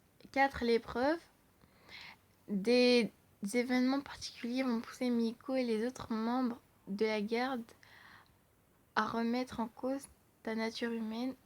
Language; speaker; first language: French; native; French